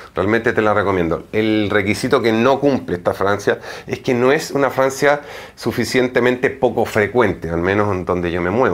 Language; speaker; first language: Spanish; native; Spanish